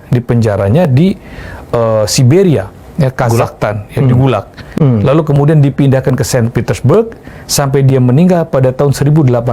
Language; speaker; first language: Indonesian; native; Indonesian